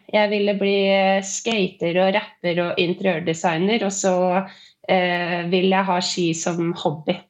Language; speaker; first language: Norwegian; native; Norwegian